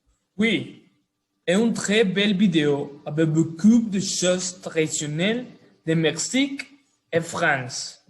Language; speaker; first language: French; non-native, learner; Spanish